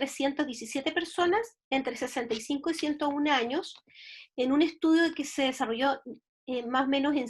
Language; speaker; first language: Spanish; native; Spanish